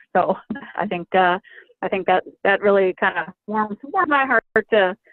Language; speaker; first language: English; native; English